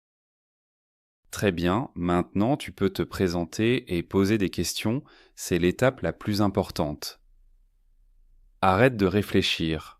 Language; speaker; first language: French; native; French